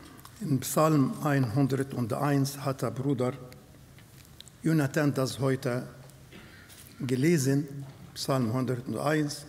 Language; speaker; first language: German; non-native, fluent; Arabic